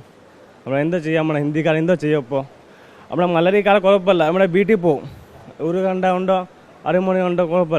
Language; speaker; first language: Malayalam; non-native, learner; Hindi